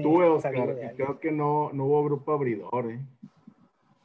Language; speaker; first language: Spanish; native; Spanish